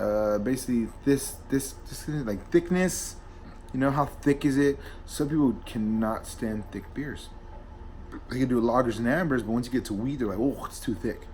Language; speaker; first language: English; native; English